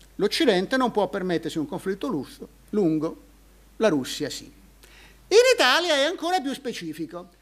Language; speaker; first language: Italian; native; Italian